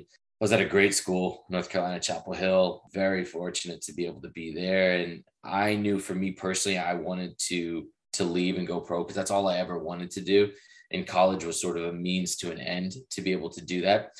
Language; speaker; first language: English; native; English